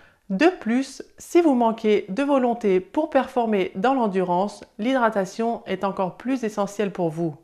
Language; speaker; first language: French; native; French